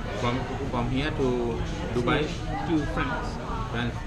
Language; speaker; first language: English; non-native, learner; Thai